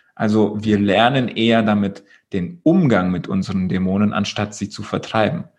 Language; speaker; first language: German; non-native, local second language; Greek